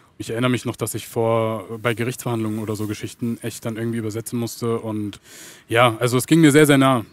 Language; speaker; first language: German; early bilingual, other home language; Arabic